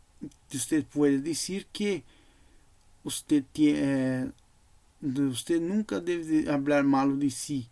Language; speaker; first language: Portuguese; non-native, learner; Spanish